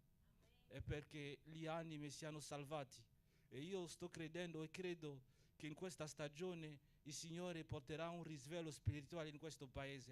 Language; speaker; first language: Italian; non-native, fluent; Portuguese